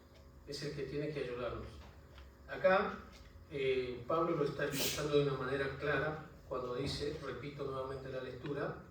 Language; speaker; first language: Spanish; native; Spanish